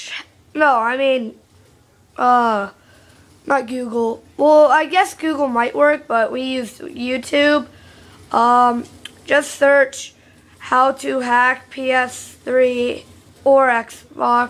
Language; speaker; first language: English; native; English